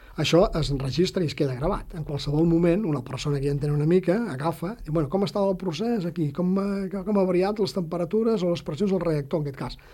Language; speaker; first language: Catalan; native; Catalan